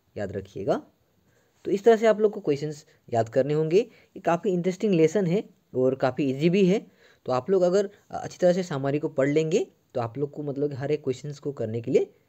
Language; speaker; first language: Hindi; non-native, local second language; Assamese